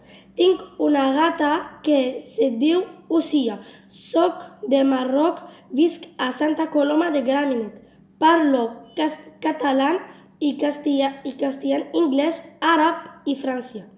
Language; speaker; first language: Catalan; non-native, learner; Arabic